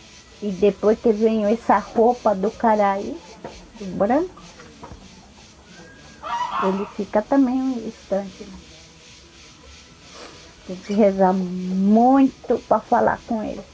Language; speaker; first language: Portuguese; non-native, local second language; Guarani